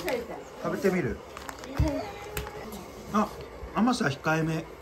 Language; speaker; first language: Japanese; native; Japanese